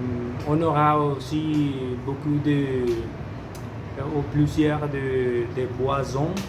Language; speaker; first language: French; non-native, learner; Spanish